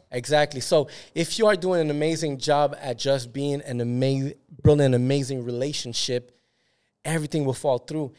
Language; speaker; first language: English; native; English